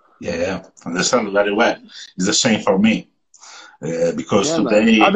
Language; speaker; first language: English; non-native, learner; Italian